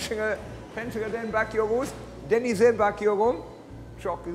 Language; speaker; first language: Turkish; non-native, learner; German